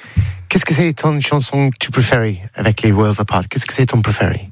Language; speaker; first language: French; non-native, learner; English